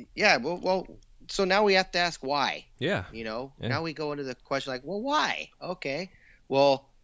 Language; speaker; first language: English; native; English